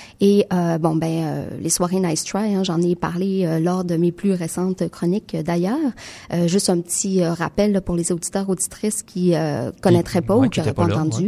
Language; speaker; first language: French; native; French